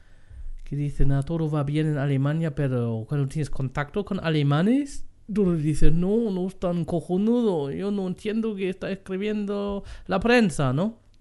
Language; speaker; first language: Spanish; non-native, fluent; German